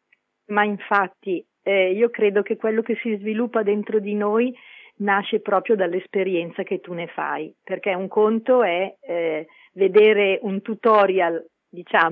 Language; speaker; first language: Italian; native; Italian